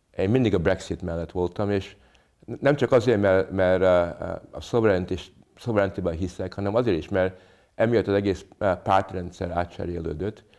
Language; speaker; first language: Hungarian; early bilingual, other home language; English